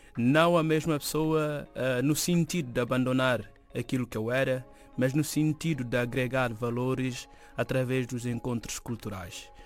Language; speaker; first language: Portuguese; non-native, local second language; Upper Guinea Crioulo